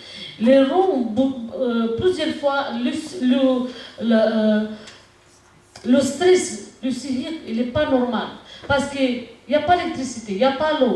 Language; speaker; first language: French; non-native, learner; Romanian